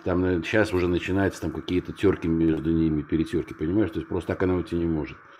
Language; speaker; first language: Russian; native; Russian